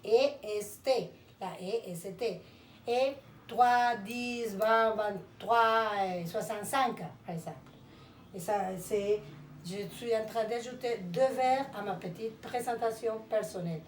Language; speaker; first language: French; non-native, fluent; Spanish